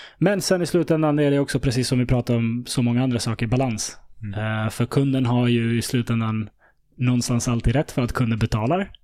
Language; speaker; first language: Swedish; early bilingual, other home language; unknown